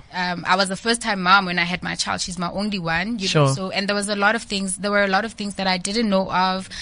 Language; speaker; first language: English; non-native, local second language; Southern Sotho